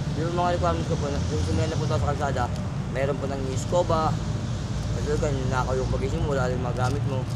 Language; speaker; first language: Filipino; non-native, local second language; Cebuano